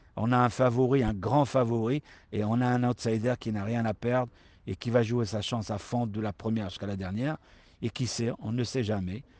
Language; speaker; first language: French; non-native, local second language; Arabic